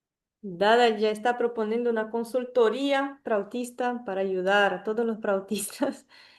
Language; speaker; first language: Spanish; non-native, fluent; Portuguese